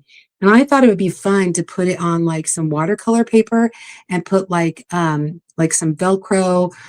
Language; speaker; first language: English; native; English